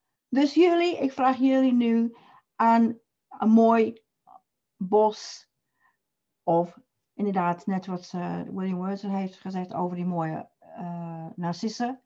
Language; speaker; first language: Dutch; non-native, fluent; English